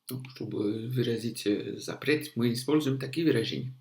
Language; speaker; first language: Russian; non-native, fluent; French